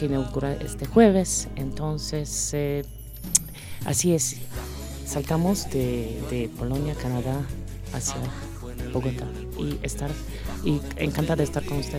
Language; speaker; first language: Spanish; non-native, fluent; Polish